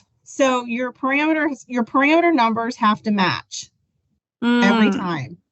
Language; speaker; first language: English; native; English